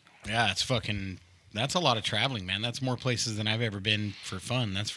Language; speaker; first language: English; native; English